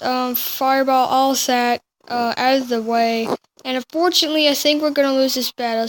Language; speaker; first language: English; native; English